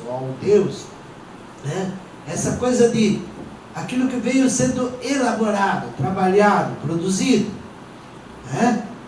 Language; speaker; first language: Portuguese; non-native, local second language; Venetian